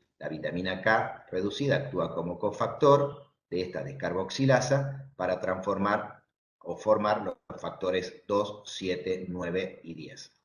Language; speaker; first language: Spanish; native; Spanish